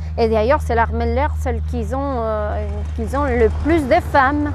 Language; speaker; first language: French; non-native, fluent; Spanish